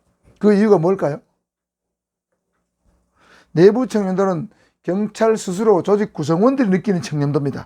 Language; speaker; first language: Korean; native; Korean